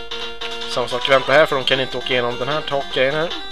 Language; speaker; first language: Swedish; native; Swedish